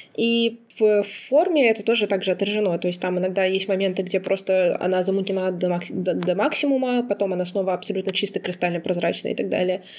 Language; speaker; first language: Russian; non-native, local second language; Azerbaijani